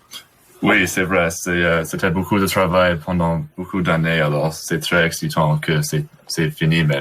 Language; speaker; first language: French; non-native, learner; English